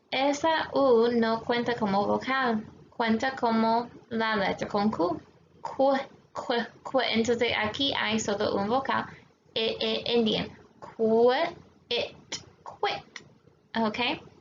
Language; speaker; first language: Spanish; non-native, fluent; English